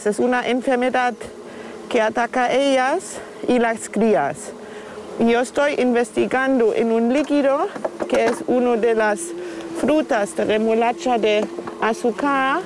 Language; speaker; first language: Spanish; non-native, fluent; German